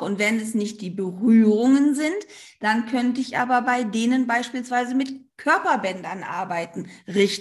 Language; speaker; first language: German; native; German